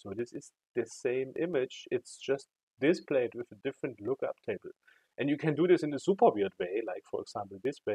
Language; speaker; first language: English; non-native, fluent; German